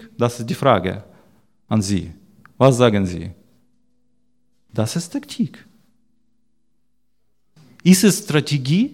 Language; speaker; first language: German; non-native, learner; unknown